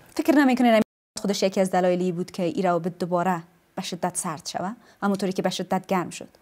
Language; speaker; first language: Persian; native; Persian